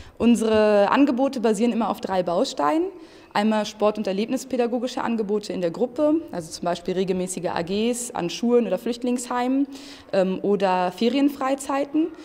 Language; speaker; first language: German; native; German